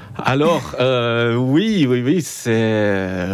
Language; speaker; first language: French; non-native, fluent; Dutch